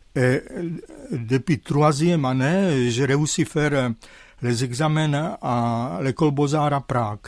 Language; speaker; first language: French; non-native, fluent; Czech